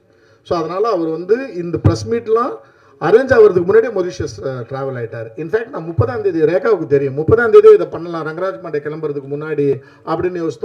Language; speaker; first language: Tamil; native; Tamil